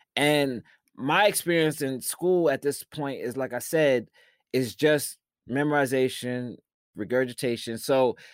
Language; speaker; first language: English; early bilingual, other home language; Shona